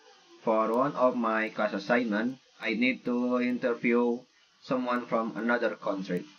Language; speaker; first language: English; non-native, learner; Indonesian